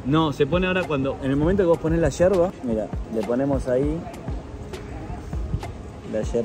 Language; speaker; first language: Spanish; native; Spanish